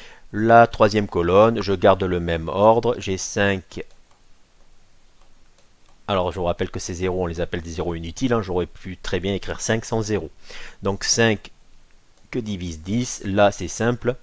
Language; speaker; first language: French; native; French